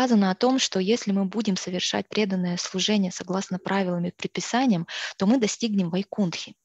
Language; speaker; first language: Russian; native; Russian